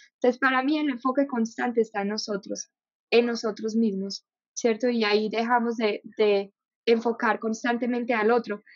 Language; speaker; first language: Spanish; non-native, fluent; German